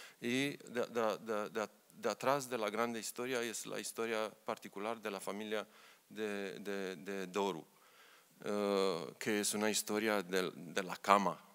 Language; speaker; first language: Spanish; non-native, learner; Romanian